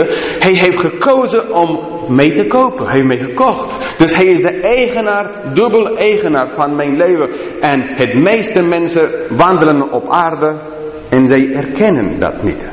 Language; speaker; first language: Dutch; non-native, fluent; English